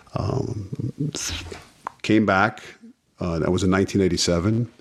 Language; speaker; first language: English; native; English